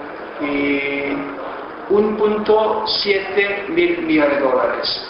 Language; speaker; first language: Spanish; non-native, fluent; Korean